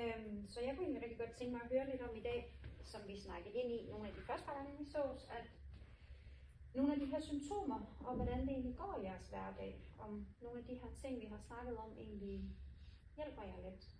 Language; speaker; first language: Danish; native; Danish